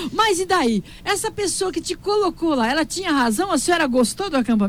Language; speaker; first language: Portuguese; native; Portuguese